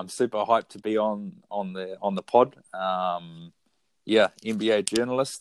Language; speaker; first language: English; native; English